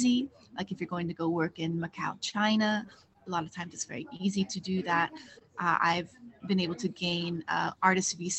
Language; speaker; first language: English; native; English